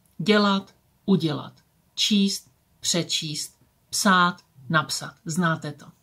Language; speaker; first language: Czech; native; Czech